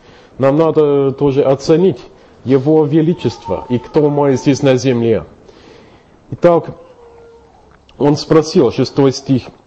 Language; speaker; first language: Russian; non-native, fluent; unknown